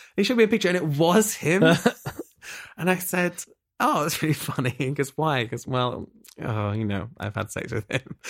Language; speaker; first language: English; native; English